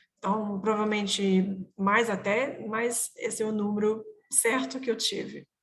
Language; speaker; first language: Portuguese; non-native, fluent; French